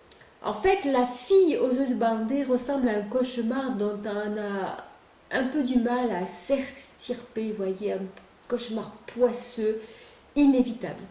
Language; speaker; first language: French; native; French